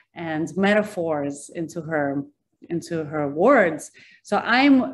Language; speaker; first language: English; early bilingual, other home language; Russian